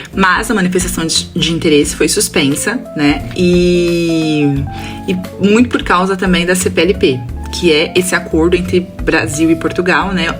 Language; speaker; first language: Portuguese; native; Portuguese